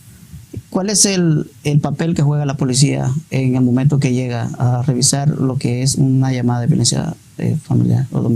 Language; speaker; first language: Spanish; native; Spanish